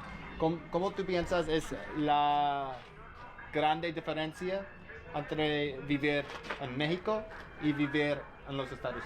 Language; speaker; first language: Spanish; non-native, learner; English